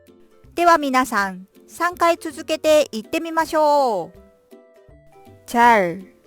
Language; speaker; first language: Japanese; non-native, fluent; Korean